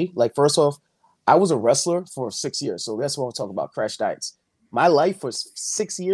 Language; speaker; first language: English; native; English